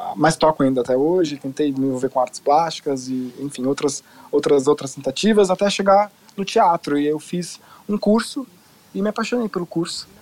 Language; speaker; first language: Portuguese; native; Portuguese